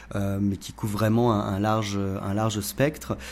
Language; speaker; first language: French; native; French